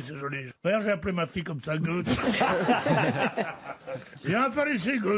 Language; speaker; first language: French; native; French